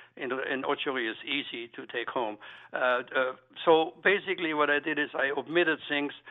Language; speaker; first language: English; non-native, fluent; German